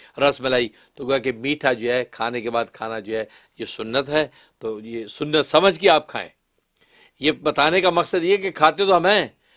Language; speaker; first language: Urdu; non-native, local second language; Kashmiri